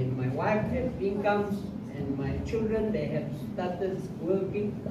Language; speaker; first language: English; non-native, local second language; Malay